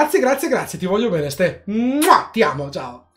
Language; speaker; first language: Italian; native; Italian